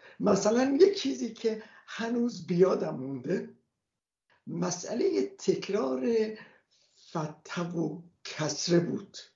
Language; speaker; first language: Persian; non-native, local second language; Kurdish